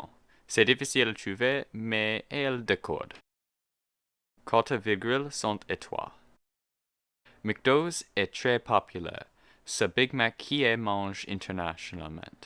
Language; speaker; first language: French; non-native, learner; English